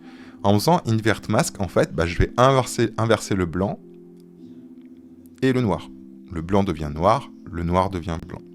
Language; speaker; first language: French; native; French